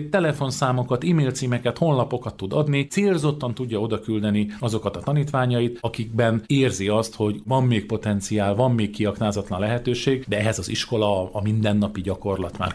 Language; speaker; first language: Hungarian; native; Hungarian